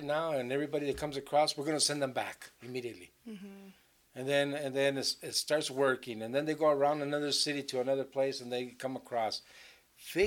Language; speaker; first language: English; native; English